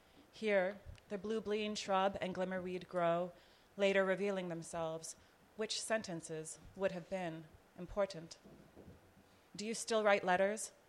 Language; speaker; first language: English; native; English